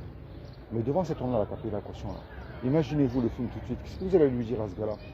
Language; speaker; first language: French; native; French